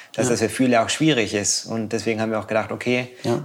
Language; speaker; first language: German; non-native, fluent; Spanish